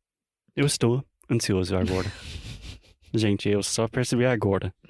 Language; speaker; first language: Portuguese; non-native, fluent; English